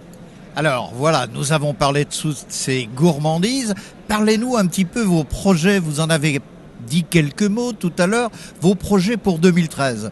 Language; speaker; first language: French; native; French